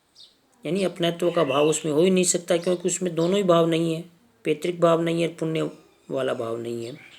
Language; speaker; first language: Hindi; native; Hindi